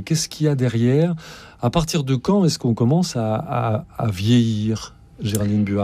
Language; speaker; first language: French; native; French